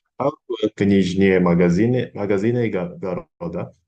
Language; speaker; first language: Russian; non-native, learner; Indonesian